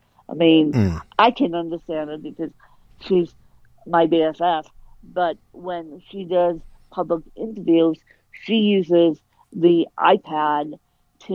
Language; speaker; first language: English; native; English